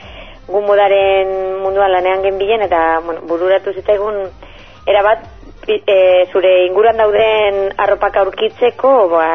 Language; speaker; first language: Basque; non-native, local second language; Spanish